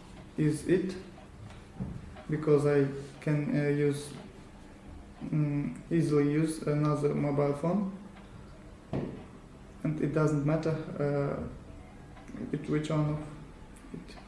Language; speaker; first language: English; non-native, learner; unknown